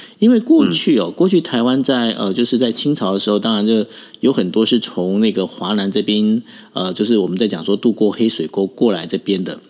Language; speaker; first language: Chinese; native; Chinese